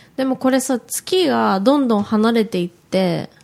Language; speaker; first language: Japanese; early bilingual, heritage; Japanese